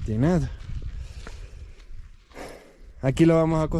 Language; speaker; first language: Spanish; non-native, learner; English